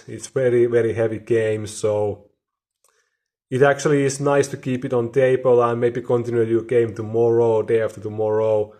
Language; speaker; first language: English; non-native, fluent; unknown